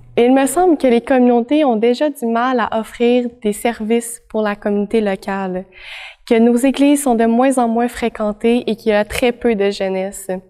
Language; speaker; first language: French; native; French